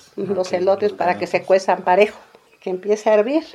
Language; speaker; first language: Spanish; native; Spanish